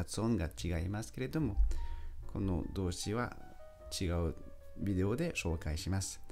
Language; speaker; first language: Japanese; non-native, fluent; French